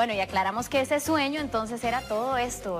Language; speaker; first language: Spanish; native; Spanish